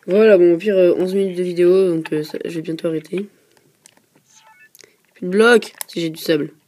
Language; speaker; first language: French; native; French